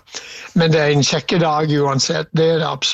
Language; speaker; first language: Norwegian; non-native, fluent; English